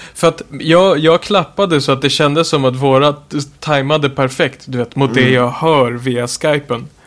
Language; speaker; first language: Swedish; native; Swedish